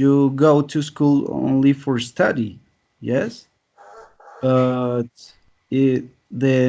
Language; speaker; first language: English; non-native, learner; Spanish